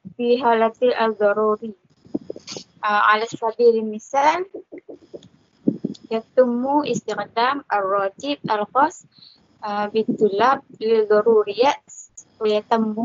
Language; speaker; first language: Arabic; non-native, learner; Malay